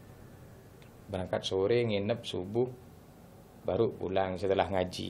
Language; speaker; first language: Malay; non-native, local second language; Madurese